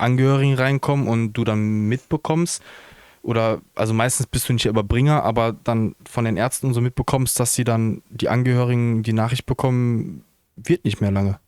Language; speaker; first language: German; native; German